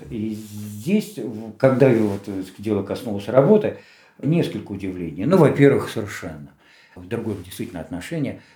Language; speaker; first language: Russian; native; Russian